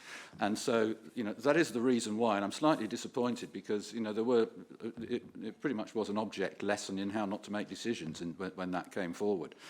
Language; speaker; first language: English; native; English